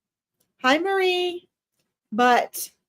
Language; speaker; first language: English; native; English